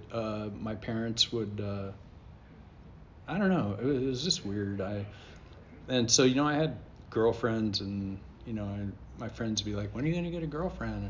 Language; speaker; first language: English; native; English